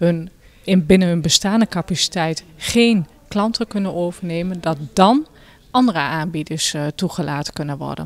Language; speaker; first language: Dutch; native; Dutch